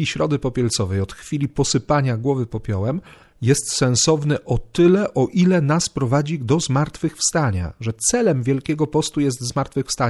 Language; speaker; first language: Polish; native; Polish